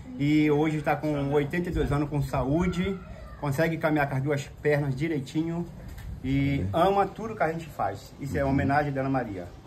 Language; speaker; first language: Portuguese; native; Portuguese